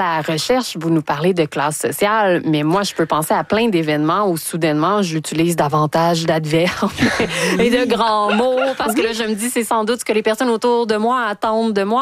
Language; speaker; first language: French; native; French